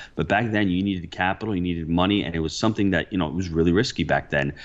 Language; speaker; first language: English; early bilingual, other home language; Italian